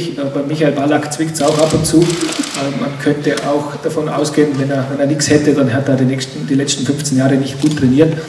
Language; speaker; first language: German; native; German